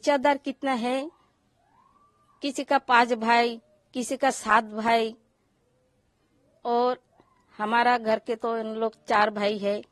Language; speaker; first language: Hindi; early bilingual, other home language; Bangla